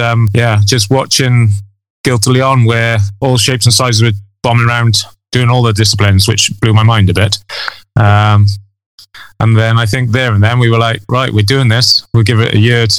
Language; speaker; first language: English; native; English